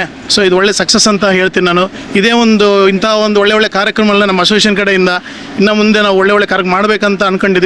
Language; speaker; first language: Kannada; native; Kannada